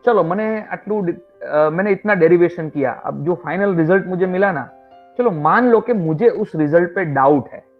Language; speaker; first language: Hindi; non-native, local second language; Gujarati